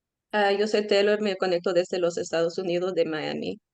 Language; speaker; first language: Spanish; early bilingual, heritage; Spanish